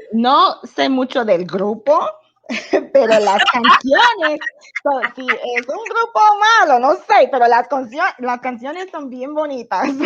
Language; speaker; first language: Spanish; non-native, fluent; English